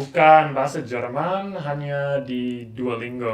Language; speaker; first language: Indonesian; non-native, learner; English